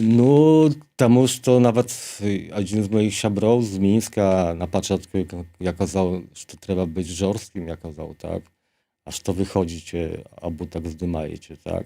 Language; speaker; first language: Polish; non-native, local second language; Belarusian